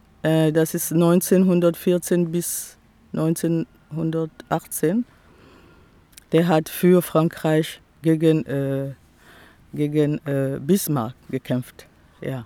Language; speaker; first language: German; non-native, fluent; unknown